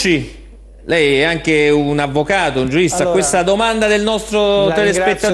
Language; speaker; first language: Italian; native; Italian